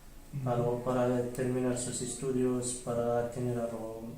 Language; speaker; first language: Spanish; non-native, learner; Arabic